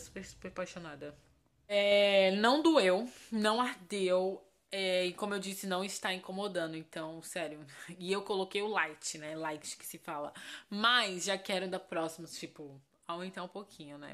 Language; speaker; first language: Portuguese; native; Portuguese